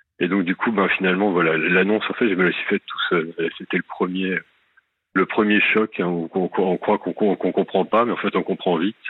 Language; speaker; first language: French; native; French